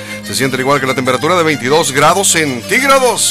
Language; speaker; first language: Spanish; native; Spanish